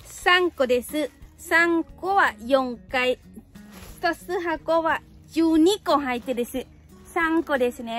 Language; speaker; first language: Japanese; non-native, learner; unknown